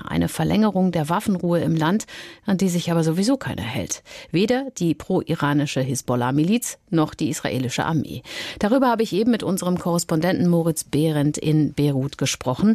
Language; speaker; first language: German; native; German